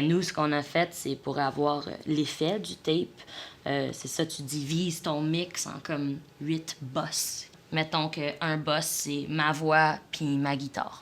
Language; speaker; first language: French; native; French